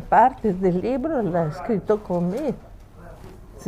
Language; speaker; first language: Spanish; non-native, fluent; Italian